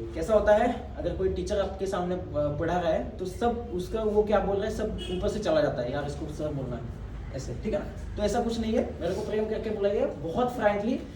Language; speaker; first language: Hindi; non-native, local second language; Marathi